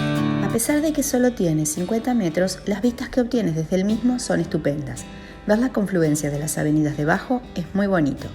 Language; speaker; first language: Spanish; native; Spanish